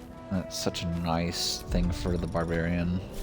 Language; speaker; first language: English; native; English